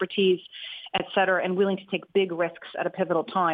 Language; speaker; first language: English; native; English